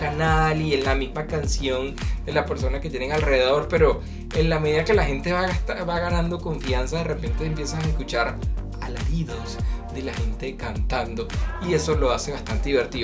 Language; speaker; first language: Spanish; native; Spanish